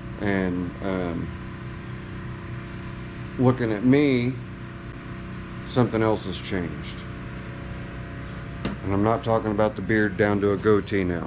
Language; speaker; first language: English; native; English